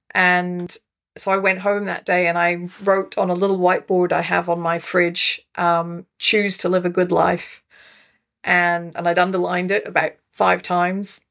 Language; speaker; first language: English; native; English